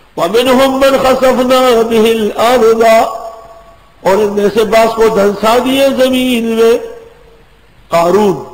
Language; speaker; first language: Urdu; non-native, local second language; Pashto